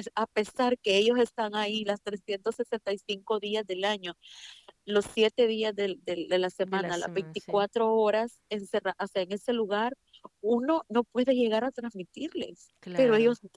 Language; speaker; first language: Spanish; native; Spanish